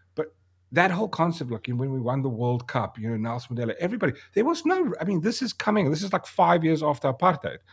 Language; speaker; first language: English; native; English